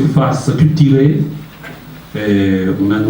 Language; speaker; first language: French; non-native, fluent; Chinese